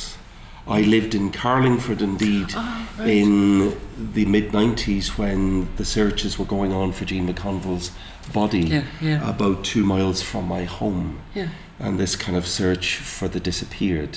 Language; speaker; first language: English; native; English